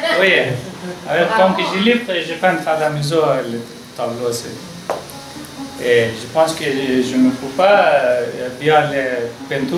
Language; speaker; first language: French; non-native, learner; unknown